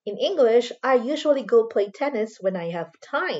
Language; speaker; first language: English; non-native, local second language; Filipino